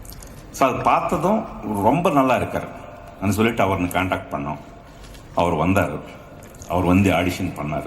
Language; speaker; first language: Tamil; non-native, fluent; Telugu